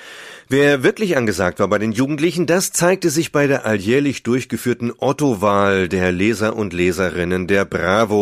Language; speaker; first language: German; native; German